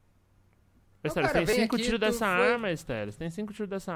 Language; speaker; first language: Portuguese; native; Portuguese